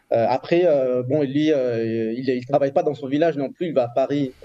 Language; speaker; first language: French; native; French